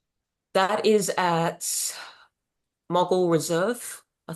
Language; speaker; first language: English; native; English